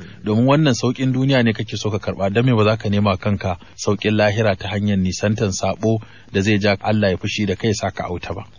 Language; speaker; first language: Hausa; native; Hausa